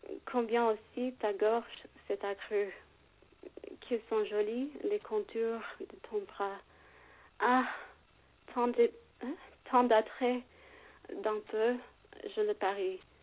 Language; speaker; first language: French; non-native, fluent; English